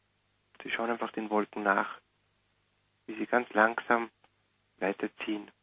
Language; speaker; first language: German; native; German